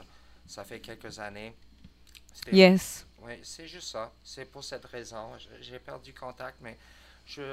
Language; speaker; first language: French; non-native, learner; English